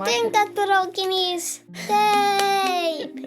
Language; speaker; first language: Lithuanian; early bilingual, heritage; Lithuanian